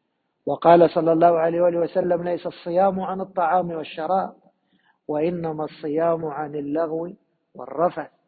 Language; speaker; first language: Arabic; native; Arabic